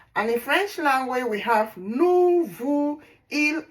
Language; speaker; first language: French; non-native, learner; Igbo